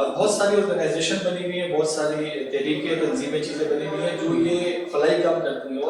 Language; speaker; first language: Urdu; non-native, local second language; Pashto